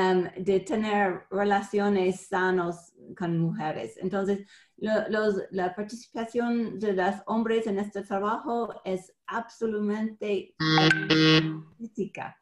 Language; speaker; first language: Spanish; non-native, fluent; English